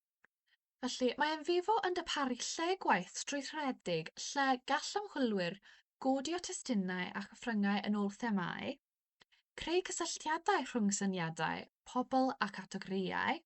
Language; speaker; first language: Welsh; non-native, local second language; English